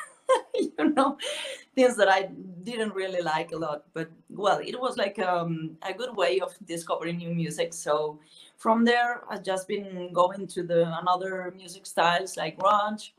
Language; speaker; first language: English; non-native, fluent; Spanish